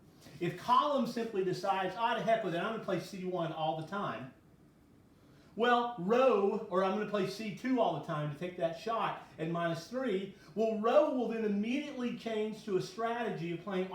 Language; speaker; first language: English; native; English